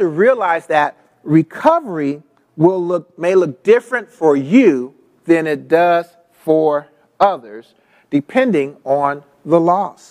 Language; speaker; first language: English; native; English